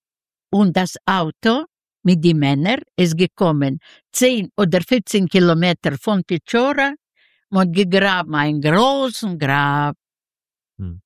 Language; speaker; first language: German; non-native, learner; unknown